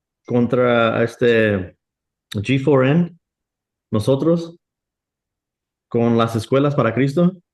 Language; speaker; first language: Spanish; early bilingual, heritage; Spanish